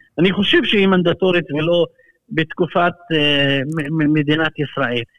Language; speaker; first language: Hebrew; non-native, local second language; Arabic